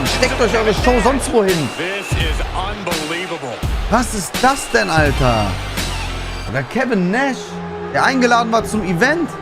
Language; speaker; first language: German; native; German